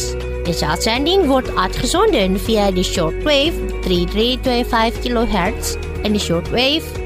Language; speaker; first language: Dutch; non-native, fluent; Indonesian